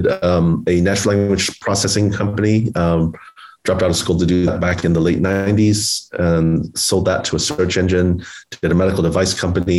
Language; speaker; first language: English; native; English